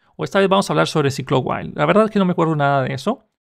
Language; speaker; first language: Spanish; native; Spanish